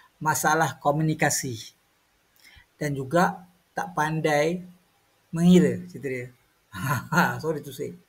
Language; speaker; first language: Malay; native; Malay